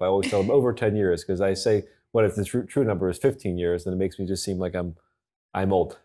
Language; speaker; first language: English; native; English